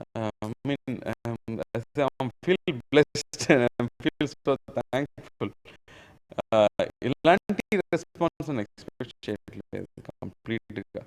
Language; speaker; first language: Telugu; non-native, learner; Tamil